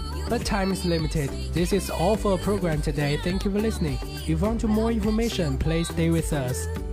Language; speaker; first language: English; non-native, learner; Chinese